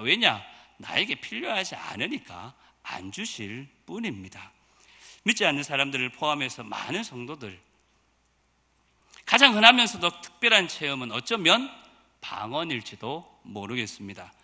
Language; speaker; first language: Korean; native; Korean